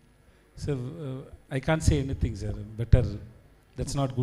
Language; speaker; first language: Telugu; non-native, learner; Tamil